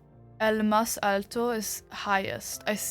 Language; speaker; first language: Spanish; non-native, learner; English